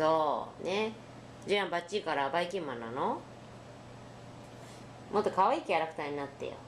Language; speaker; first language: Japanese; native; Japanese